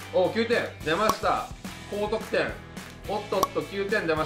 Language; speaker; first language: Japanese; native; Japanese